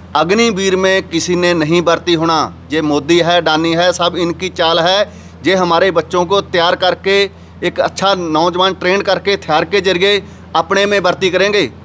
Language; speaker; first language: Hindi; native; Hindi